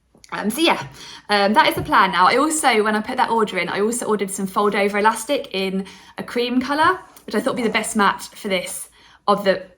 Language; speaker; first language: English; native; English